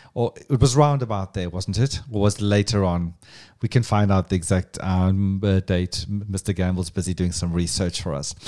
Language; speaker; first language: English; native; English